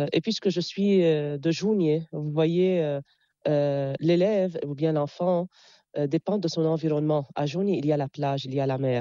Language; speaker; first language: French; non-native, local second language; Arabic